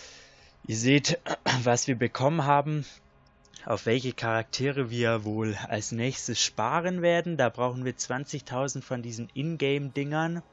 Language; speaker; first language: German; native; German